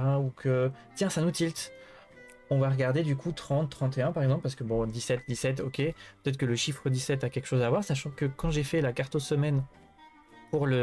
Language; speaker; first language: French; native; French